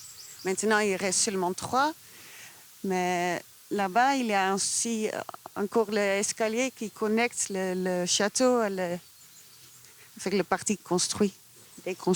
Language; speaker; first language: French; non-native, fluent; Dutch